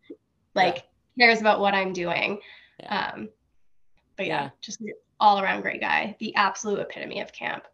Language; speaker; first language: English; native; English